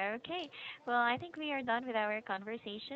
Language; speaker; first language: English; non-native, fluent; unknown